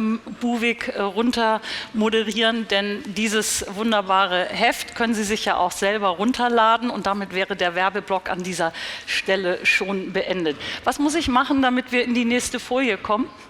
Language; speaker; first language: German; native; German